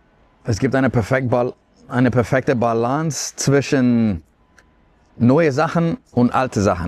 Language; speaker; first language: German; non-native, fluent; Spanish